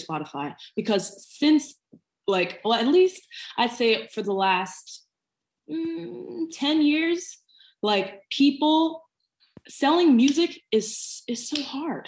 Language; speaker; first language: English; native; English